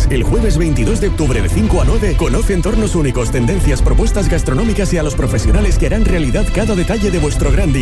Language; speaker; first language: Spanish; native; Spanish